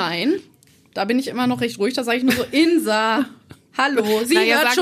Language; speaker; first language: German; native; German